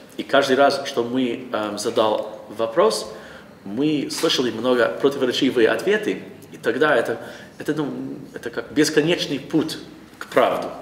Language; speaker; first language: Russian; non-native, learner; English